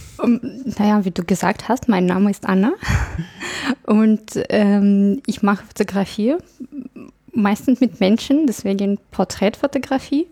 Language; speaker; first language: German; non-native, fluent; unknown